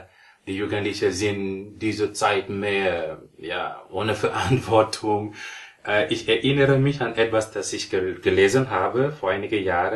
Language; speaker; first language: German; non-native, fluent; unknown